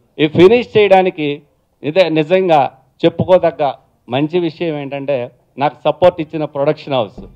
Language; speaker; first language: Telugu; native; Telugu